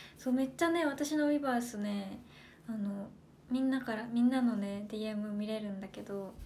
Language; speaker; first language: Japanese; native; Japanese